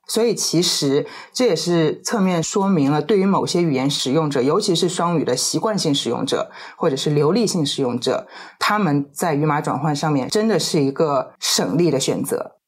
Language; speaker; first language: Chinese; native; Chinese